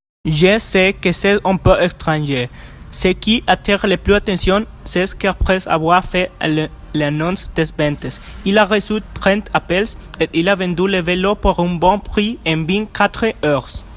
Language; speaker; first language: French; non-native, learner; Spanish